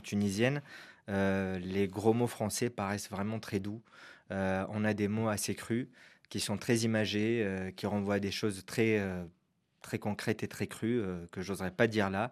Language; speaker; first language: French; non-native, local second language; Arabic